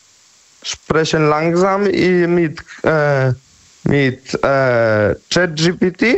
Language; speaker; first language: German; non-native, learner; Polish